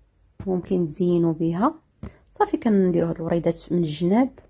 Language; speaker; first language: Arabic; native; Arabic